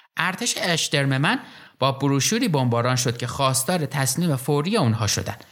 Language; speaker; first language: Persian; native; Persian